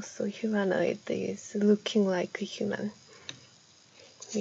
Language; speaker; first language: English; non-native, fluent; Korean